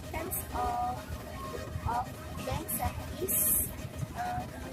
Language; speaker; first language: English; non-native, learner; Indonesian